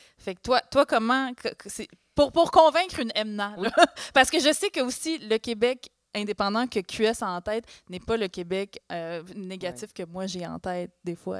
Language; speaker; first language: French; early bilingual, other home language; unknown